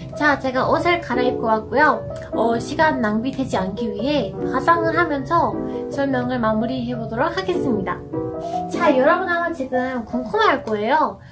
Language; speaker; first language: Korean; non-native, fluent; Persian